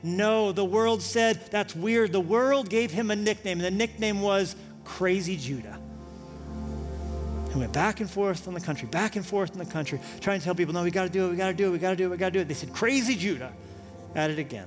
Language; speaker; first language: English; native; English